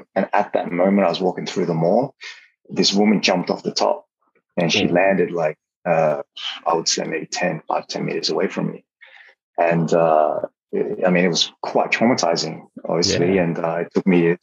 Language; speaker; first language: English; native; English